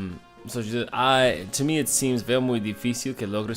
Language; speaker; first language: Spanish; non-native, fluent; English